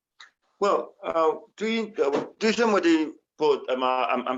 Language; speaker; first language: Welsh; non-native, fluent; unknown